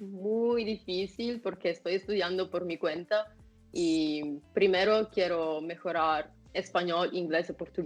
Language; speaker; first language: Spanish; non-native, fluent; Italian